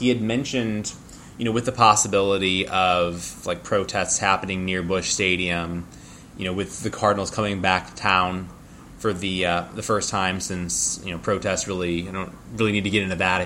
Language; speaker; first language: English; native; English